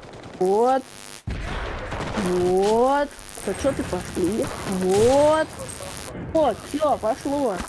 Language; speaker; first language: Russian; native; Russian